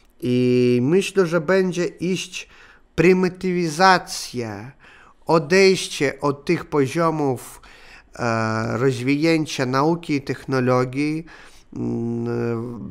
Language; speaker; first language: Polish; non-native, learner; Russian